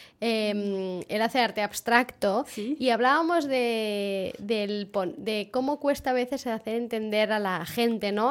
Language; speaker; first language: Spanish; non-native, local second language; Catalan